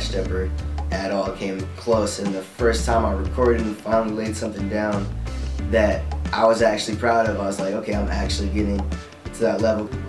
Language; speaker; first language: English; native; English